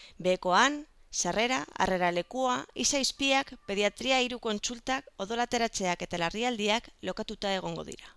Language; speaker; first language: Basque; non-native, local second language; Spanish